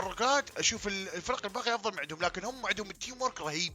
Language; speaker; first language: Arabic; native; Arabic